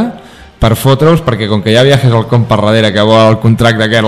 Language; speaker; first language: Catalan; native; Catalan